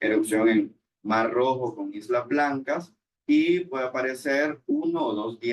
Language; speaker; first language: Spanish; native; Spanish